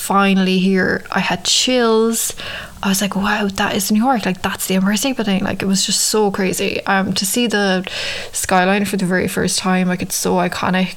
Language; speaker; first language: English; native; English